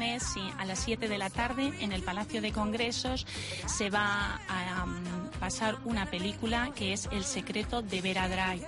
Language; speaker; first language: Spanish; native; Spanish